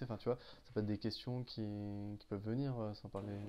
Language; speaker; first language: French; native; French